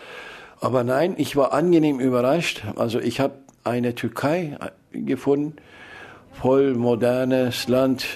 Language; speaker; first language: German; early bilingual, other home language; Turkish